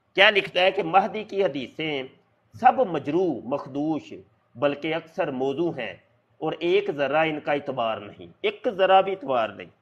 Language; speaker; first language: Urdu; non-native, local second language; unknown